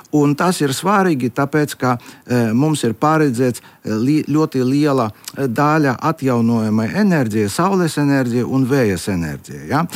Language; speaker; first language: Latvian; non-native, local second language; Russian